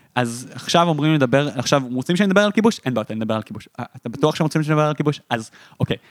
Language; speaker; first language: Hebrew; native; Hebrew